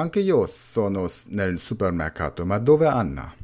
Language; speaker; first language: Italian; non-native, learner; German